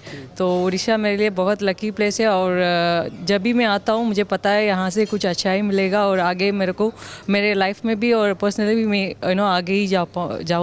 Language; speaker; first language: Hindi; non-native, local second language; Tamil